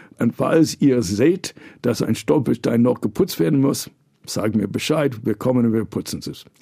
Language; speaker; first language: German; non-native, fluent; English